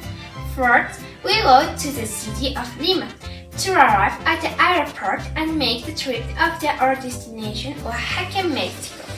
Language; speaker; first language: English; non-native, learner; Spanish